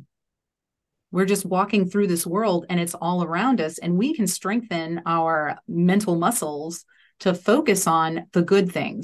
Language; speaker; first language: English; native; English